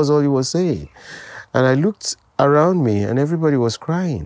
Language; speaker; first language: English; non-native, local second language; Yoruba